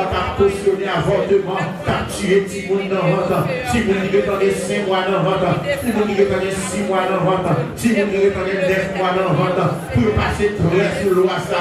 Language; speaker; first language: French; non-native, local second language; Haitian Creole